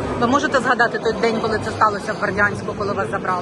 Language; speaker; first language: Ukrainian; native; Ukrainian